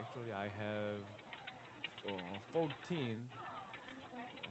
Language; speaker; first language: English; non-native, learner; Korean